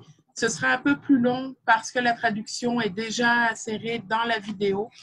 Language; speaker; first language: French; native; French